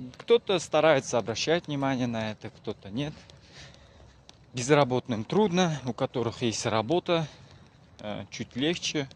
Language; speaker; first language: Russian; non-native, local second language; Uzbek